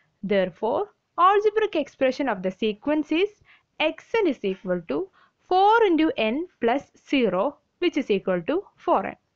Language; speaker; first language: English; non-native, local second language; Malayalam